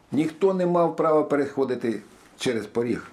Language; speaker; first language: Ukrainian; native; Ukrainian